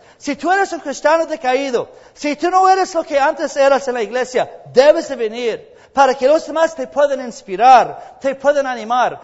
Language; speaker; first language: Spanish; non-native, fluent; English